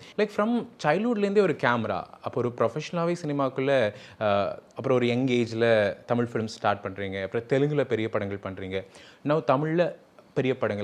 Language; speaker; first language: Tamil; native; Tamil